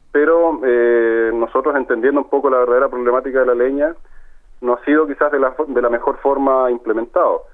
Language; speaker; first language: Spanish; native; Spanish